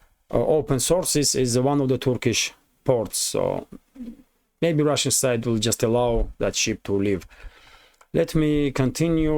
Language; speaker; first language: English; non-native, fluent; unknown